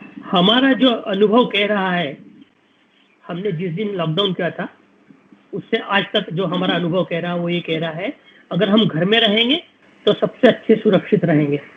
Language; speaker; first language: Hindi; native; Hindi